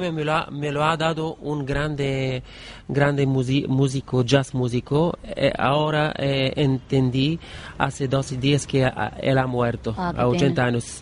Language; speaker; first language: Spanish; non-native, learner; Bulgarian